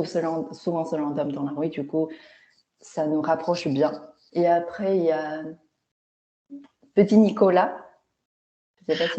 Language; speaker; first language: French; non-native, fluent; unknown